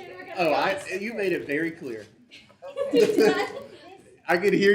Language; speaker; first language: English; native; English